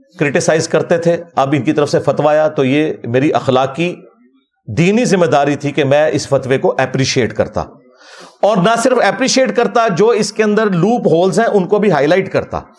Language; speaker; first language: Urdu; non-native, local second language; Punjabi